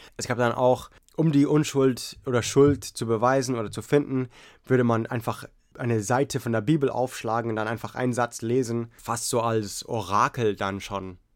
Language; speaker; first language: German; non-native, fluent; English